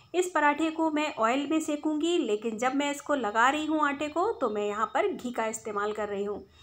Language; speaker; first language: Hindi; native; Hindi